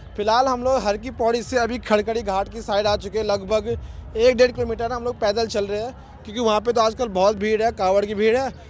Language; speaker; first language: Hindi; native; Hindi